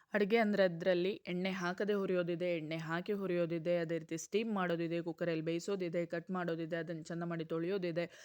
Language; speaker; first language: Kannada; non-native, local second language; Konkani